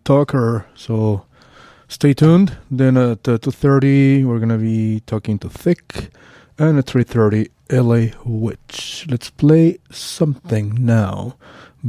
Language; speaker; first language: English; non-native, fluent; Spanish